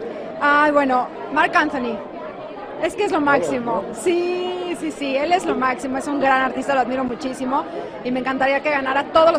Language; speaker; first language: Spanish; native; Spanish